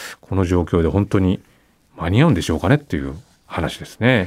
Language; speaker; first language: Japanese; native; Japanese